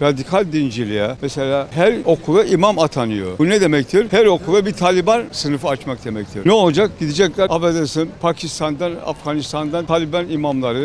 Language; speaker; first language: Turkish; non-native, local second language; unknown